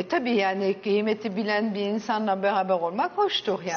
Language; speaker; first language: Turkish; early bilingual, heritage; Turkish